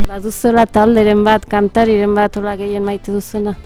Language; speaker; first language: Basque; native; Basque